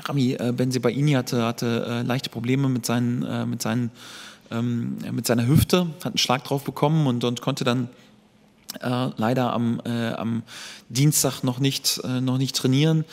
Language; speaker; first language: German; native; German